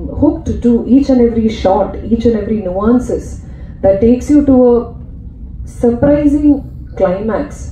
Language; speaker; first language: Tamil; non-native, learner; Malayalam